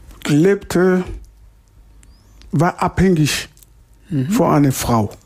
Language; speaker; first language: German; non-native, learner; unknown